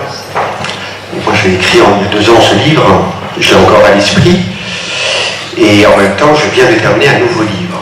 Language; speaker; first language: French; native; French